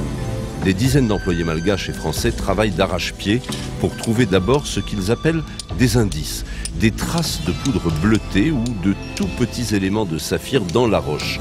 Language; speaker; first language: French; native; French